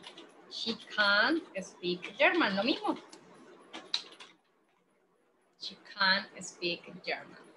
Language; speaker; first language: English; non-native, fluent; Spanish